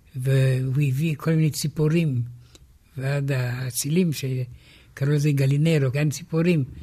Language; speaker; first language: Hebrew; non-native, fluent; Romanian